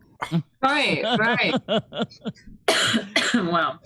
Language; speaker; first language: English; native; English